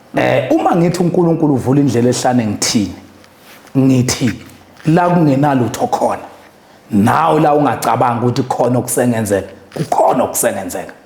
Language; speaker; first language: Zulu; native; Zulu